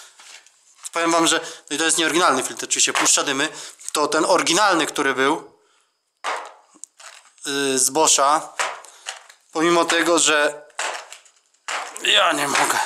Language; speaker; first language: Polish; native; Polish